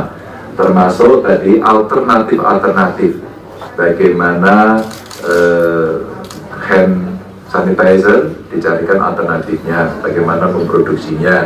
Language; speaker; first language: Indonesian; native; Indonesian